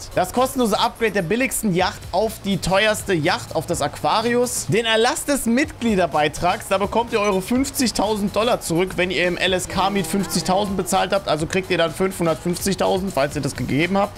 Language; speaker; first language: German; native; German